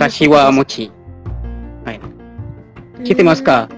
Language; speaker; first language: Japanese; non-native, learner; Malay